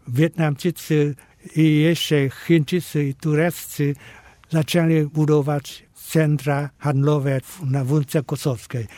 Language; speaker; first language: Polish; non-native, fluent; Vietnamese